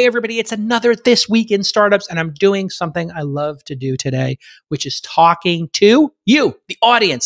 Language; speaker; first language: English; native; English